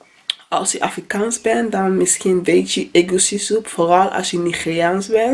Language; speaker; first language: Dutch; non-native, fluent; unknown